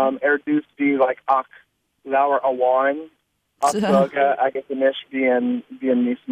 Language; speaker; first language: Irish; non-native, learner; English